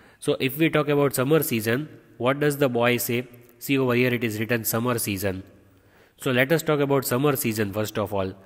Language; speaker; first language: English; non-native, local second language; Gujarati